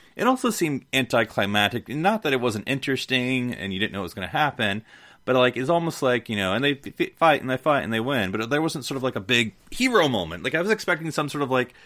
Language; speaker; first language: English; native; English